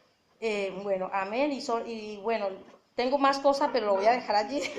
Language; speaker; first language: Spanish; native; Spanish